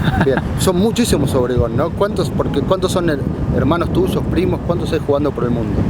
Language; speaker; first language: Spanish; native; Spanish